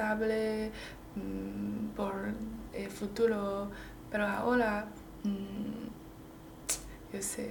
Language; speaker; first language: Spanish; non-native, learner; Chinese